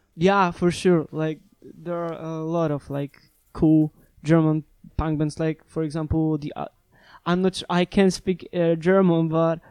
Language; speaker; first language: English; non-native, fluent; Polish